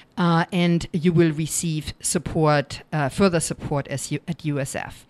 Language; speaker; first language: English; non-native, fluent; German